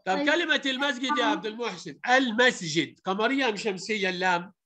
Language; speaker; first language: Arabic; native; Arabic